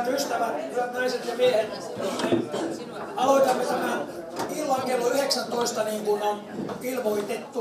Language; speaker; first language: Finnish; native; Finnish